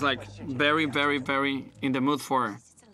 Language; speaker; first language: English; non-native, fluent; Spanish